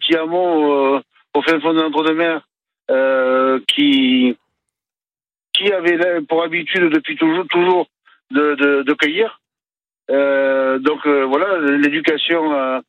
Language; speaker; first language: French; native; French